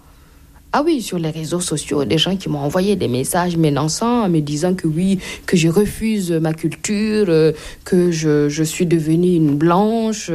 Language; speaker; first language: French; non-native, local second language; Mossi